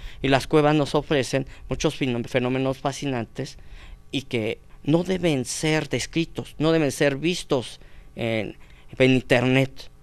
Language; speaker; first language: Spanish; native; Spanish